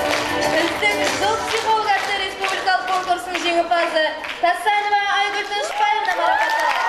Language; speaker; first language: Kazakh; native; Kazakh